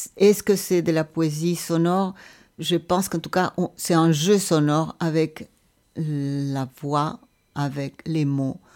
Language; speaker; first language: French; non-native, fluent; Spanish